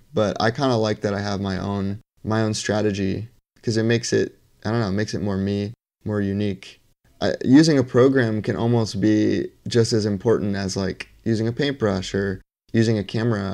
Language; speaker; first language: English; native; English